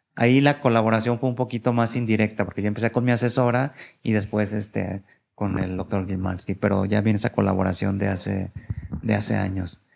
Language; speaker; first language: Spanish; native; Spanish